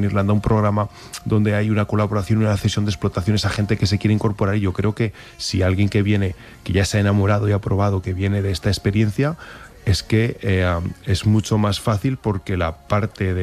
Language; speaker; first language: Spanish; native; Spanish